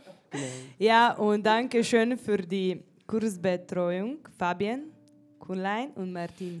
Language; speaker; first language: German; non-native, learner; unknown